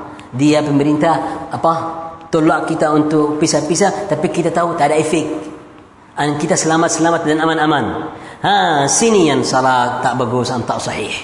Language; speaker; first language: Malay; non-native, fluent; Arabic